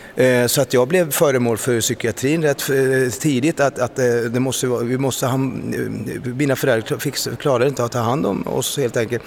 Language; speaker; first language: Swedish; early bilingual, other home language; Spanish